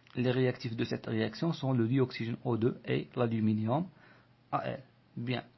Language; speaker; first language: French; non-native, local second language; Arabic